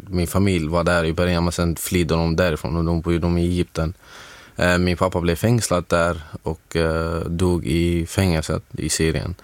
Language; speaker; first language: Swedish; non-native, fluent; Arabic